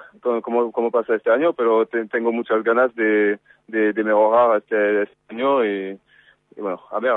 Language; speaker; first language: Spanish; non-native, fluent; French